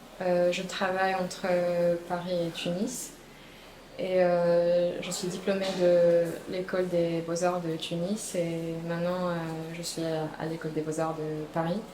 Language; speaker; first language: French; non-native, local second language; Arabic